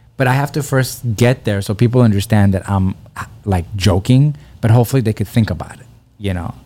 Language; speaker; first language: English; early bilingual, other home language; Persian